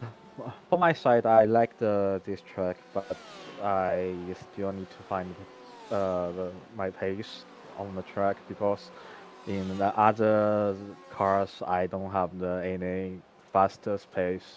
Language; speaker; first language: English; non-native, learner; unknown